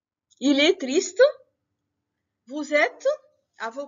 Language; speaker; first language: French; non-native, fluent; Arabic